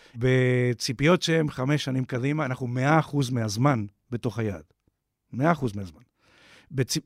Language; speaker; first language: Hebrew; non-native, fluent; Spanish